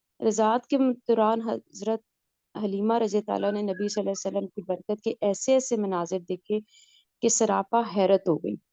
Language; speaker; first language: Urdu; native; Urdu